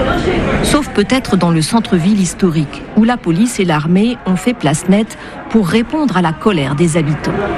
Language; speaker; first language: French; native; French